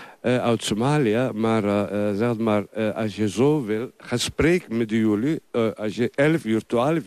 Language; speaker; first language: Dutch; non-native, learner; Somali